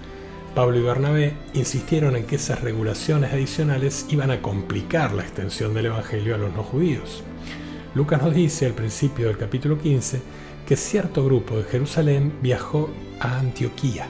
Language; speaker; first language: Spanish; native; Spanish